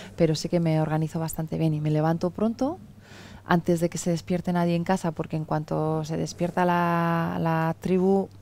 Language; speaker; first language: Spanish; native; Spanish